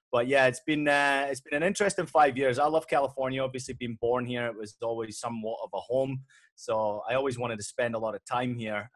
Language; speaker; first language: English; native; English